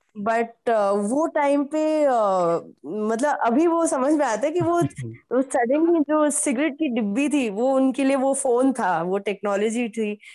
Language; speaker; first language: Hindi; native; Hindi